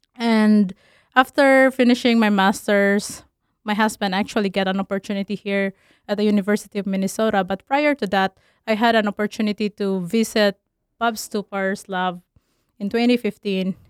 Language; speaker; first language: English; non-native, local second language; Cebuano